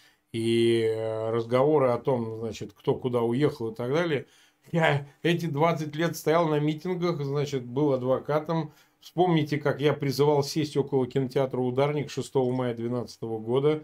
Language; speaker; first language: Russian; native; Russian